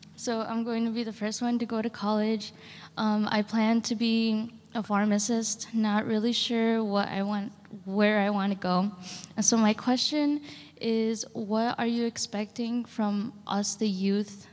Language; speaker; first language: English; native; English